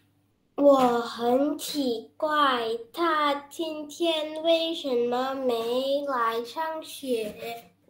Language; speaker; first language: Chinese; non-native, learner; Indonesian